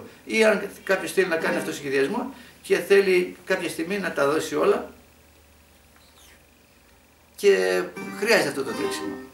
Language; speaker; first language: Greek; native; Greek